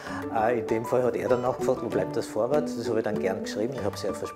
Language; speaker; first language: German; native; German